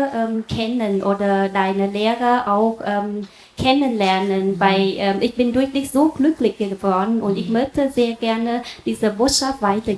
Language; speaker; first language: German; non-native, fluent; Vietnamese